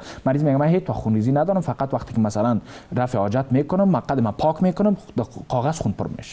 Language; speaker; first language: Persian; native; Persian